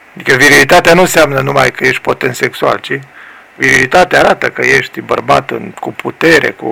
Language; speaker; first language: Romanian; native; Romanian